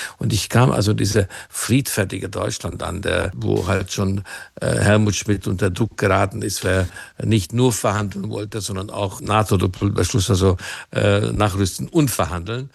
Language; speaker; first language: German; non-native, fluent; Hungarian